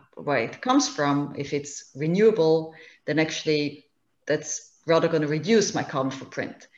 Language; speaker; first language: English; non-native, fluent; German